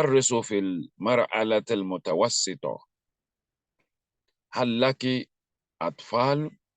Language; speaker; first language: Arabic; non-native, fluent; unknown